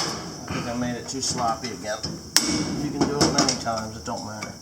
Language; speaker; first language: English; native; English